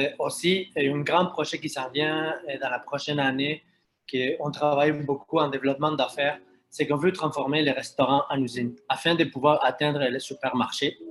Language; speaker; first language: French; non-native, fluent; Spanish